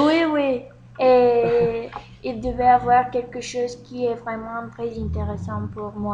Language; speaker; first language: French; non-native, learner; Bulgarian